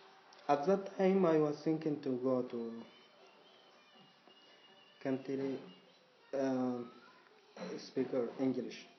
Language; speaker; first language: English; non-native, learner; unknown